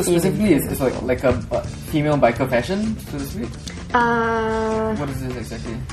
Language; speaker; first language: English; native; English